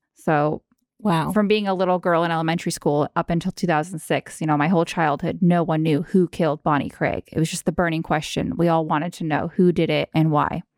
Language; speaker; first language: English; native; English